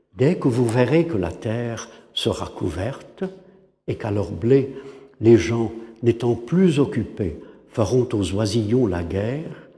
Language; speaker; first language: French; non-native, fluent; English